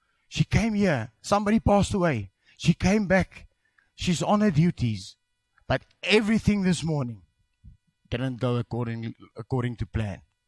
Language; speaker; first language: English; non-native, local second language; Afrikaans